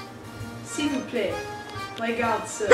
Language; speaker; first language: French; non-native, learner; English